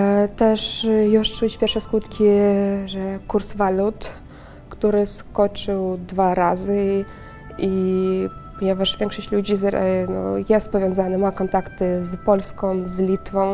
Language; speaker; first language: Polish; non-native, fluent; Russian